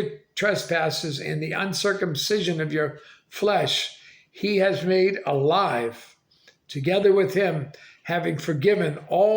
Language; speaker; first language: English; native; English